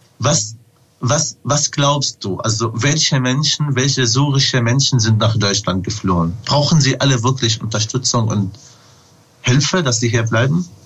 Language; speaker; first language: German; non-native, fluent; Arabic